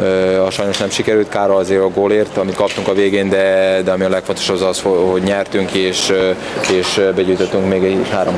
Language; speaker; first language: Hungarian; non-native, fluent; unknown